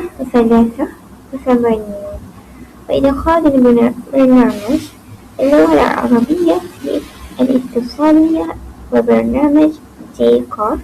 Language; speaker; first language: Arabic; non-native, learner; Malay